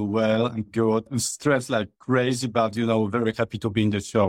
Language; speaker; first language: English; non-native, fluent; Polish